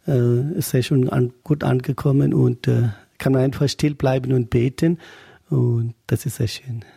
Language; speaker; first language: German; non-native, learner; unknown